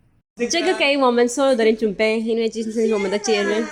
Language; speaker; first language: Chinese; non-native, fluent; Urdu